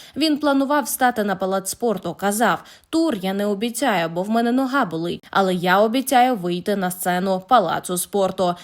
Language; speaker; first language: Ukrainian; native; Ukrainian